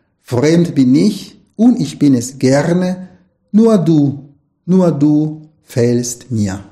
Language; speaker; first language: German; non-native, fluent; Spanish